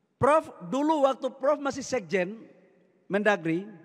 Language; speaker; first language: Indonesian; native; Indonesian